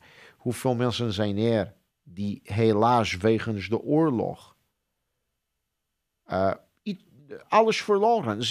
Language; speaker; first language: Dutch; non-native, fluent; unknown